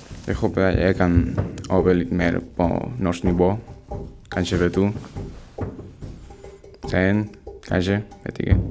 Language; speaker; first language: Norwegian; non-native, learner; Spanish